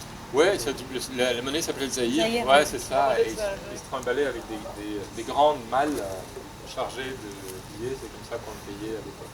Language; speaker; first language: French; native; French